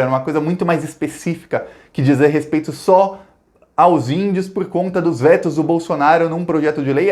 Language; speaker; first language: Portuguese; native; Portuguese